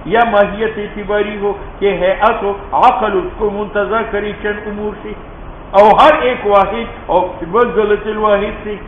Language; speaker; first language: Urdu; non-native, local second language; Pashto